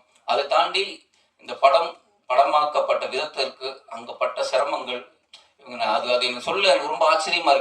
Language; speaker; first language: Tamil; native; Tamil